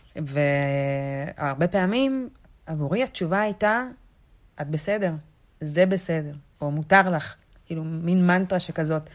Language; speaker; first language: Hebrew; early bilingual, other home language; Russian